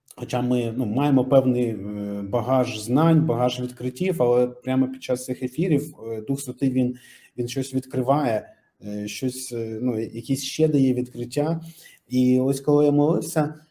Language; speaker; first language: Ukrainian; native; Ukrainian